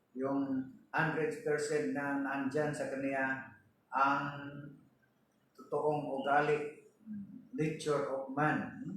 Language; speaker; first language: Filipino; non-native, local second language; Cebuano